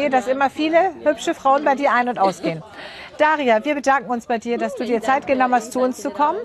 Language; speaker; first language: German; native; German